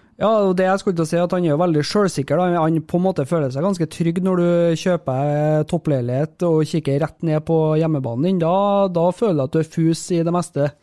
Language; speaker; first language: Norwegian; native; Norwegian